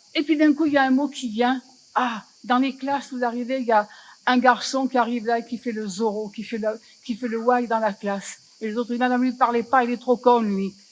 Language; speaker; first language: French; native; French